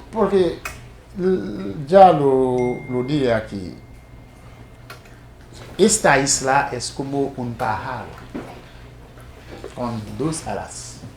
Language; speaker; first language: Spanish; non-native, fluent; Haitian Creole